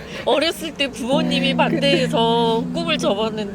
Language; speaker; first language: Korean; native; Korean